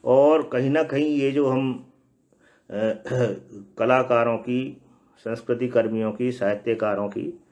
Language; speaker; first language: Hindi; native; Hindi